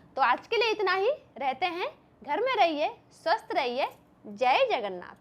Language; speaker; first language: Hindi; non-native, local second language; Bangla